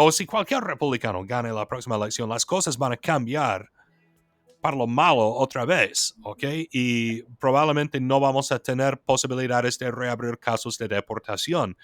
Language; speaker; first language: Spanish; non-native, fluent; English